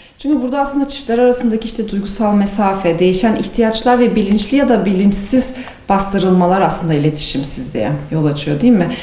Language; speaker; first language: Turkish; native; Turkish